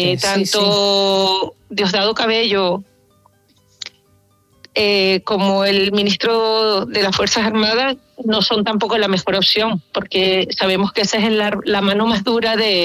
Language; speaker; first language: Spanish; native; Spanish